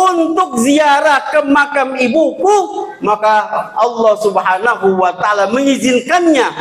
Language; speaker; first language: Indonesian; native; Indonesian